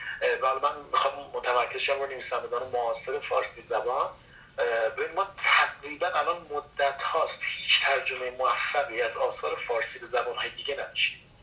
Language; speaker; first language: Persian; non-native, local second language; Kurdish